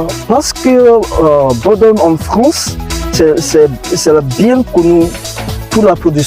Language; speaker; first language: French; non-native, learner; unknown